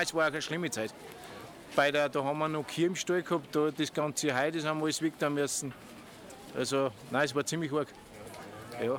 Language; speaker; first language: German; native; German